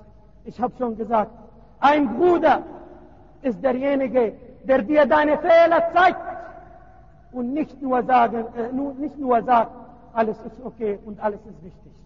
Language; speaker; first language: German; non-native, learner; Arabic